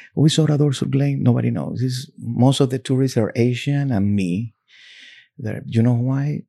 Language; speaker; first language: English; non-native, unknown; Spanish